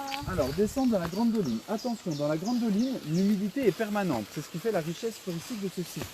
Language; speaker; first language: French; native; French